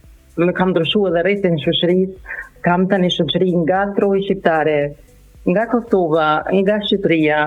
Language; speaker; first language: Albanian; non-native, learner; German